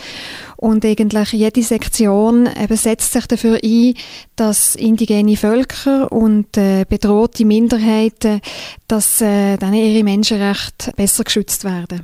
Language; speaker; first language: German; native; German